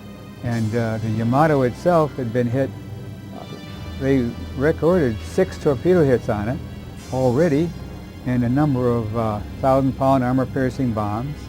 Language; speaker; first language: English; native; English